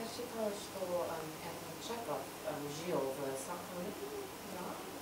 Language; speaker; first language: Russian; non-native, learner; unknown